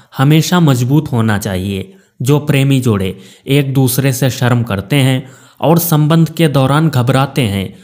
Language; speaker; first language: Hindi; native; Hindi